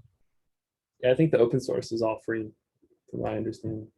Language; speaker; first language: English; native; English